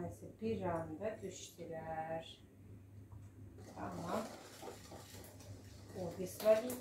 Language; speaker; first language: Turkish; non-native, fluent; Russian